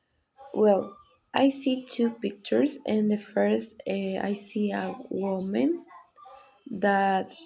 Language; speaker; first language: English; non-native, learner; Spanish